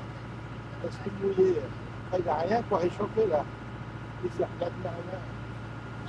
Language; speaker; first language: French; non-native, learner; Vietnamese